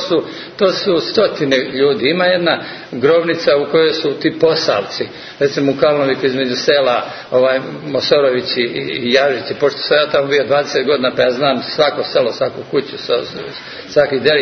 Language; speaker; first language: Serbian; native; Serbian